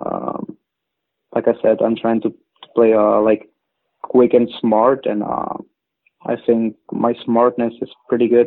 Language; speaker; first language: English; non-native, fluent; Czech